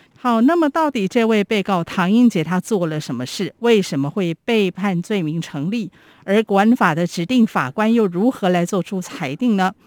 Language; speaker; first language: Chinese; native; Chinese